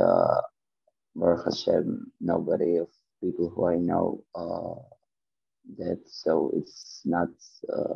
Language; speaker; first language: English; non-native, learner; Ukrainian